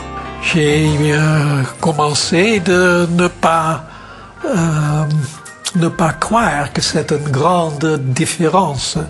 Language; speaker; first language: French; non-native, learner; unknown